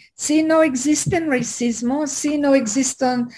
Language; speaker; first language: Spanish; non-native, fluent; English